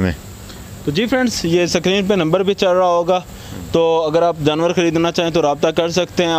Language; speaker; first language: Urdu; non-native, local second language; Punjabi